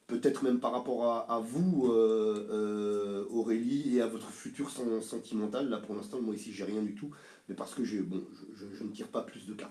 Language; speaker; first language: French; native; French